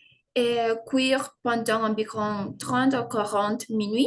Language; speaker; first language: French; non-native, learner; Spanish